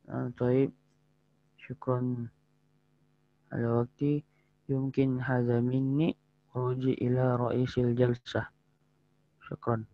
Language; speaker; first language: Arabic; non-native, learner; Indonesian